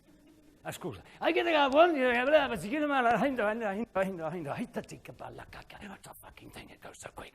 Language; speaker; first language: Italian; non-native, learner; English